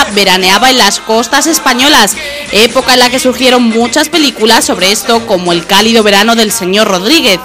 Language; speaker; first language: Spanish; native; Spanish